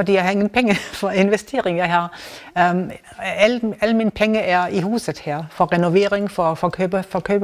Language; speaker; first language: Danish; non-native, learner; German